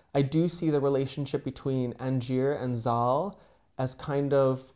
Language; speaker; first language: English; native; English